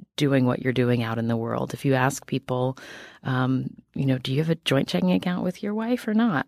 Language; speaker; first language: English; native; English